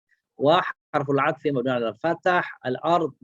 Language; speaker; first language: Arabic; non-native, fluent; Indonesian